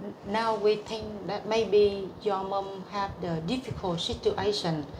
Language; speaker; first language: English; non-native, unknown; Vietnamese